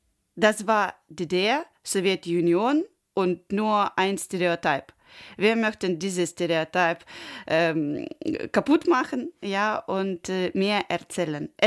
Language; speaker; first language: German; non-native, learner; Ukrainian